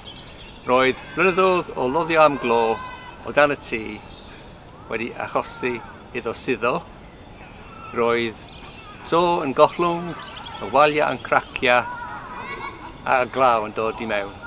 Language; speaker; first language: Welsh; non-native, learner; English